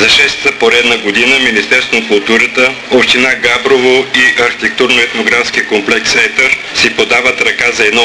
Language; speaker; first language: Bulgarian; native; Bulgarian